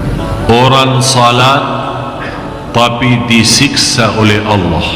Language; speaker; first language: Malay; non-native, fluent; Arabic